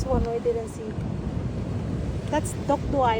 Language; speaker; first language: English; non-native, local second language; Filipino